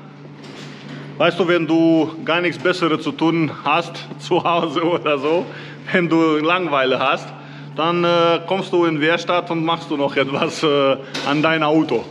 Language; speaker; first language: German; non-native, learner; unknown